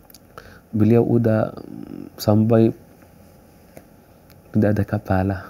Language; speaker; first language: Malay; non-native, fluent; Arabic